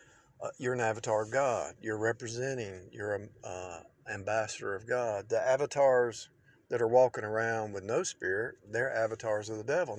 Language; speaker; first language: English; native; English